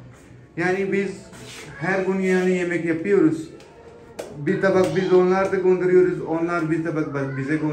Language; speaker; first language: Turkish; non-native, learner; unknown